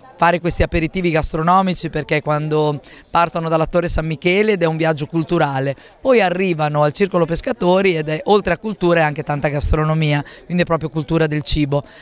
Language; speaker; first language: Italian; native; Italian